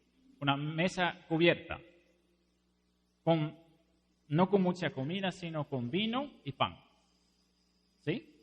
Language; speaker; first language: Spanish; non-native, fluent; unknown